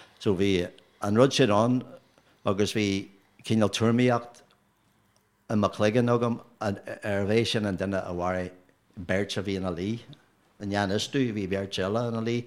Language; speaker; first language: Irish; non-native, local second language; English